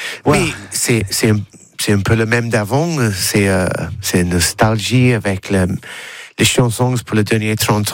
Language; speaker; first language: French; non-native, learner; English